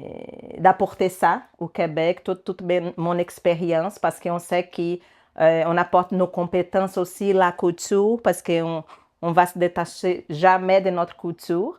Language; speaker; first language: French; non-native, learner; Portuguese